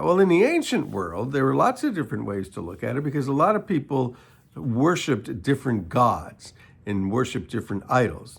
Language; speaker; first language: English; native; English